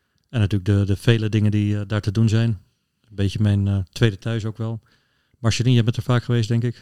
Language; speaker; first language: Dutch; native; Dutch